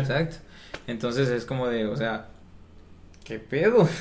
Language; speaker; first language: Spanish; native; Spanish